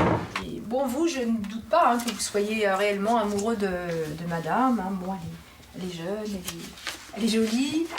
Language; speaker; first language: French; native; French